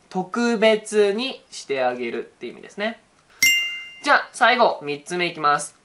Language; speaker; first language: Japanese; native; Japanese